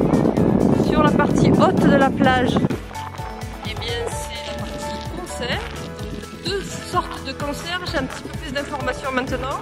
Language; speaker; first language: French; native; French